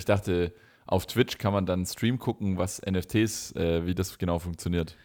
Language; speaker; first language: German; native; German